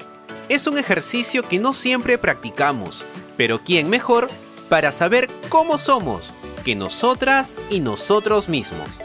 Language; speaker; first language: Spanish; native; Spanish